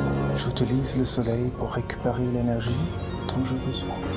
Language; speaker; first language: French; non-native, fluent; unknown